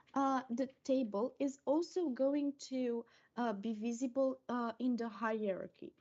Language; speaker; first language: English; non-native, fluent; Romanian